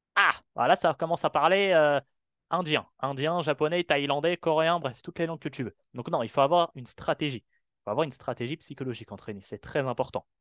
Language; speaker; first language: French; non-native, local second language; Arabic